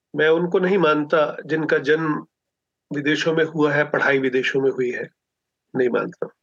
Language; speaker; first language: Hindi; non-native, local second language; Punjabi